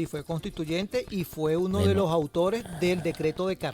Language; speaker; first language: Spanish; native; Spanish